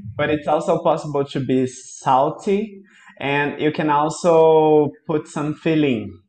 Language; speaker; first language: English; non-native, fluent; Portuguese